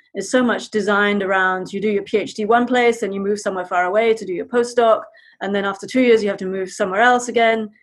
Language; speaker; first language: English; native; English